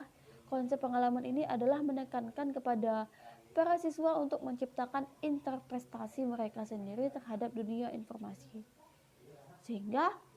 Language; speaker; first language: Indonesian; native; Indonesian